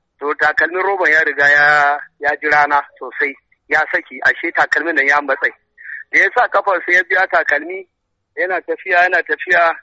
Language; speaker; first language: Hausa; native; Hausa